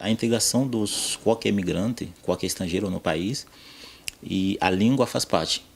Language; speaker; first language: Portuguese; non-native, fluent; Haitian Creole